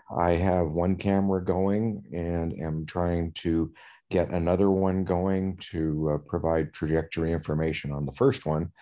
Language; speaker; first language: English; native; English